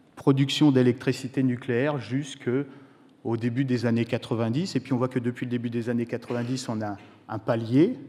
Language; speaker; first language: French; native; French